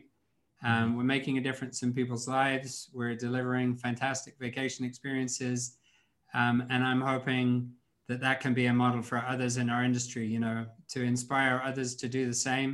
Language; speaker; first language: English; native; English